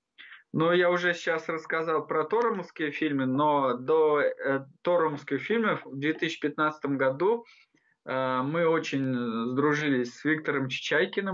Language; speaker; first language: Russian; non-native, local second language; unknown